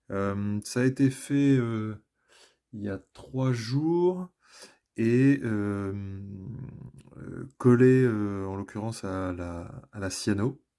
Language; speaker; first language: French; native; French